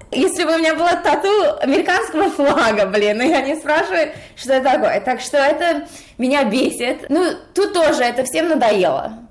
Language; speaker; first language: Russian; early bilingual, heritage; Russian